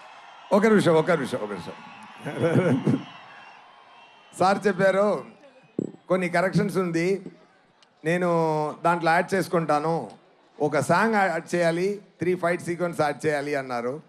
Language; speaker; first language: Telugu; non-native, learner; Tamil